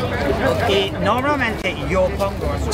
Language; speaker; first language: Spanish; non-native, fluent; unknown